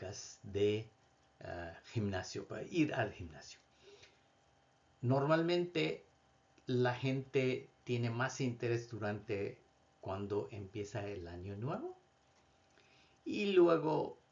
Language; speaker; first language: Spanish; non-native, fluent; Bangla